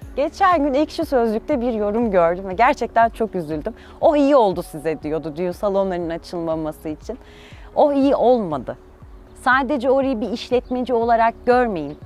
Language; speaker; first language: Turkish; early bilingual, heritage; Turkish